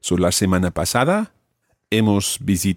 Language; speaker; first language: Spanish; non-native, fluent; English